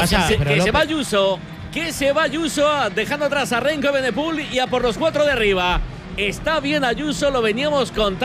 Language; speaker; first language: Spanish; native; Spanish